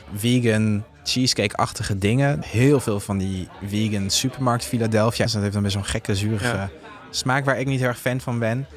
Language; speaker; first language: Dutch; non-native, fluent; French